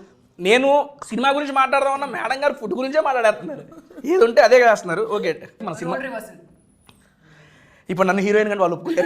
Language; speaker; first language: Telugu; native; Telugu